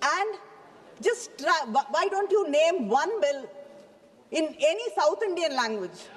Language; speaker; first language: English; non-native, local second language; Tamil